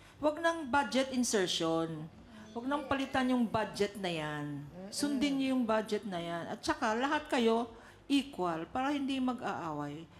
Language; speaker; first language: Filipino; native; Filipino